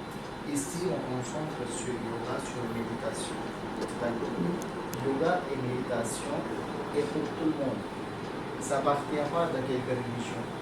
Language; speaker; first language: French; non-native, learner; Hindi